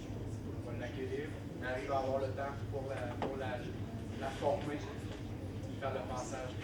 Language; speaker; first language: French; native; French